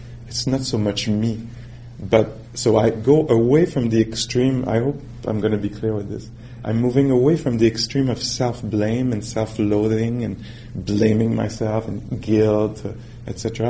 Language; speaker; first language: English; non-native, fluent; French